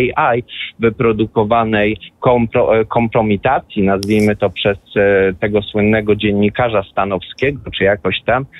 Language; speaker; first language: Polish; non-native, local second language; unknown